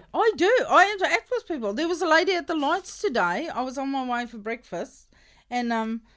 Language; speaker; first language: English; non-native, local second language; Afrikaans